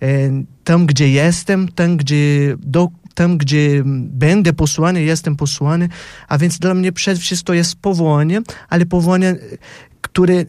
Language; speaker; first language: Polish; non-native, fluent; Portuguese